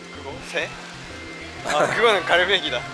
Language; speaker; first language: Korean; non-native, fluent; Japanese